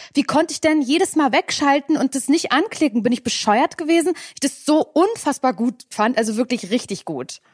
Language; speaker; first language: German; native; German